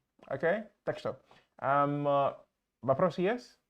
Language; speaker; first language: Russian; non-native, fluent; English